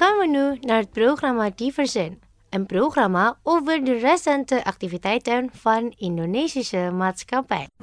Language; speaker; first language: Dutch; non-native, fluent; Indonesian